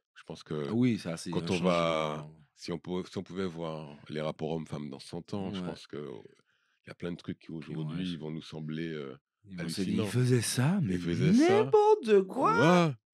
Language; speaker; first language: French; native; French